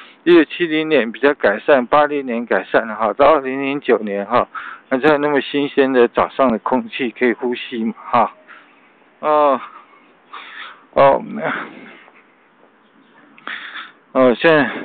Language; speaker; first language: Chinese; native; Chinese